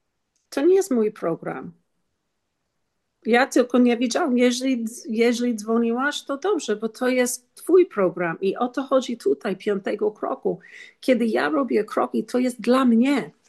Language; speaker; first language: Polish; non-native, learner; English